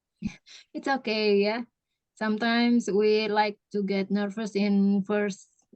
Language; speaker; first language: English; non-native, fluent; Indonesian